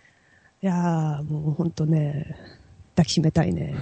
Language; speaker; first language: Japanese; native; Japanese